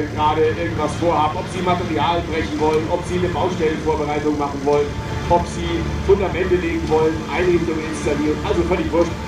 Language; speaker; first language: German; native; German